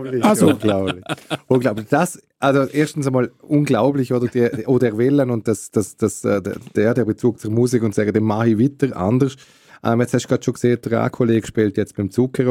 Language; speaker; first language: German; native; German